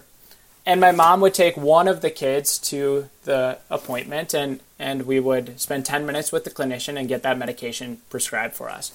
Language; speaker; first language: English; native; English